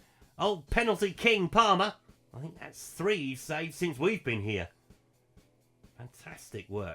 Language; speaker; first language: English; native; English